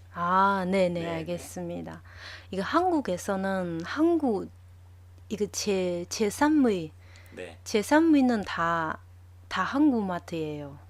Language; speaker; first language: Korean; non-native, learner; Chinese